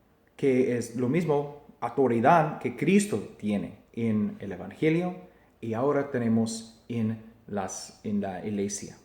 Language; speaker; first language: Spanish; non-native, fluent; English